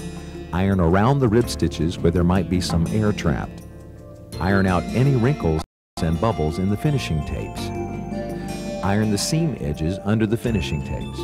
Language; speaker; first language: English; native; English